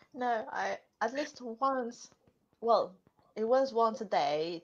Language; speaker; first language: English; non-native, fluent; Romanian